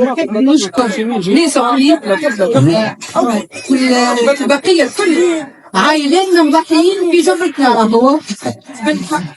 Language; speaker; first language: Arabic; native; Arabic